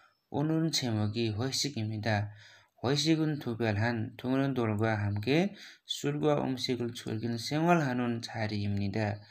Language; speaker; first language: Korean; non-native, learner; Nepali